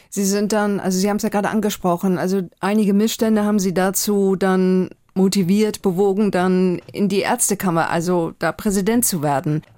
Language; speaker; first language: German; native; German